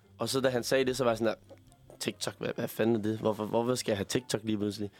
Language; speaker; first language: Danish; native; Danish